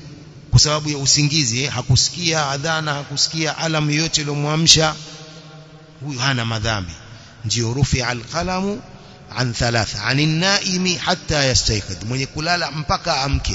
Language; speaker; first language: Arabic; non-native, fluent; Swahili